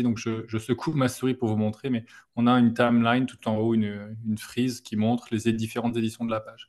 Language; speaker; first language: French; native; French